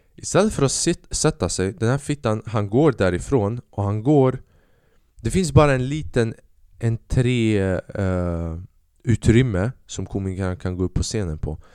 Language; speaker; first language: Swedish; early bilingual, other home language; Albanian